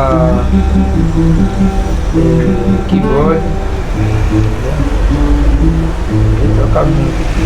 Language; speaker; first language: Portuguese; non-native, learner; Haitian Creole